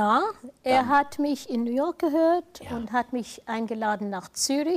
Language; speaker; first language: German; non-native, fluent; English